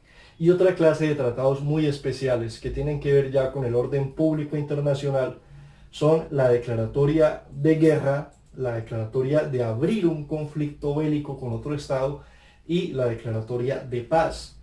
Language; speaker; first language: Spanish; native; Spanish